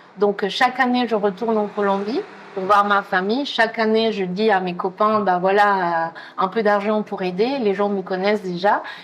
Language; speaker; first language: French; non-native, fluent; Spanish